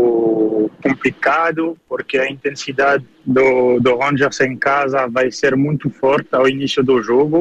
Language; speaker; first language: Portuguese; early bilingual, heritage; French